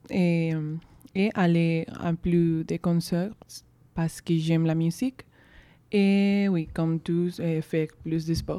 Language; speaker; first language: French; non-native, learner; Spanish